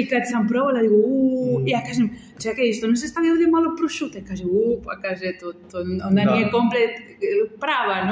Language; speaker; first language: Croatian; non-native, learner; Spanish